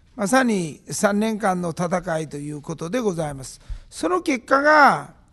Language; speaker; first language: Japanese; native; Japanese